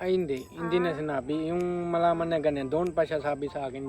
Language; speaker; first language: Filipino; non-native, learner; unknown